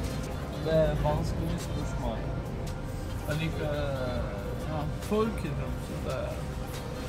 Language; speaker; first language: Norwegian; non-native, learner; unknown